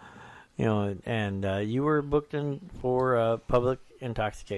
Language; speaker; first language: English; native; English